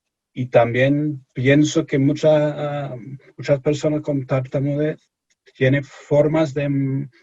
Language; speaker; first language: Spanish; non-native, fluent; English